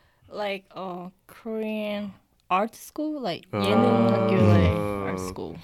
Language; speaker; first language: English; non-native, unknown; Korean